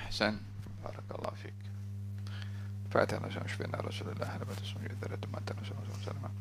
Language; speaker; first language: Arabic; non-native, fluent; Malay